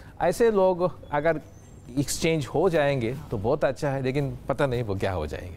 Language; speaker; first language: Urdu; non-native, fluent; Japanese